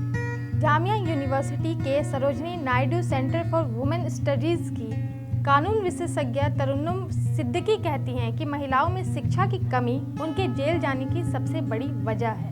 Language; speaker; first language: Hindi; native; Hindi